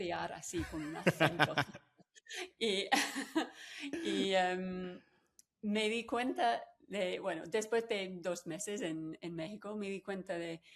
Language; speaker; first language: Spanish; non-native, fluent; English